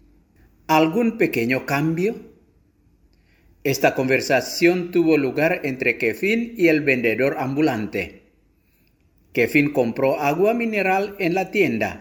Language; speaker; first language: Spanish; non-native, fluent; Indonesian